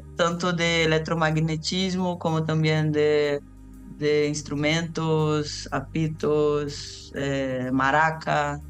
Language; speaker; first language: Spanish; non-native, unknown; Portuguese